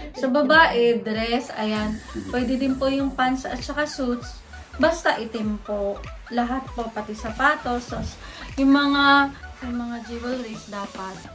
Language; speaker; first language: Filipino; native; Filipino